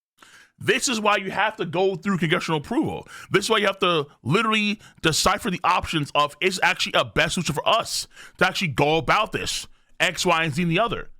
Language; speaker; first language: English; native; English